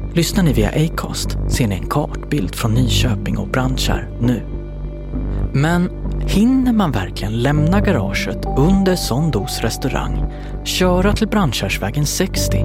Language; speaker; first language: Swedish; native; Swedish